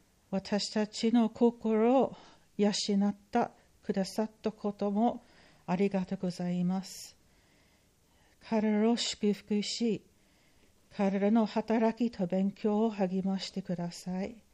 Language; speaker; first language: Japanese; non-native, fluent; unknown